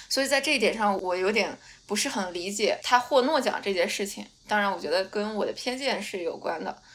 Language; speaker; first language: Chinese; non-native, local second language; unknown